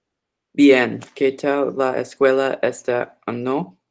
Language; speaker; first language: Spanish; non-native, learner; English